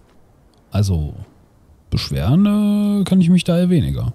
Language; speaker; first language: German; native; German